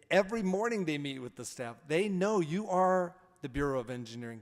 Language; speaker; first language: English; native; English